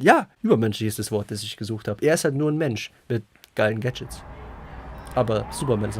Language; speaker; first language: German; native; German